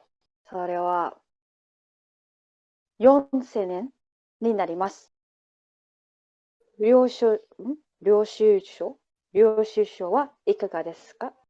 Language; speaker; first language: Japanese; non-native, learner; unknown